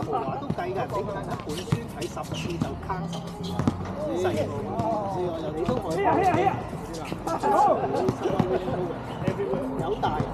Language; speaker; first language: Cantonese; native; Cantonese